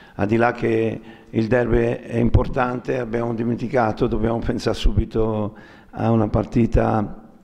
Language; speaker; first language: Italian; native; Italian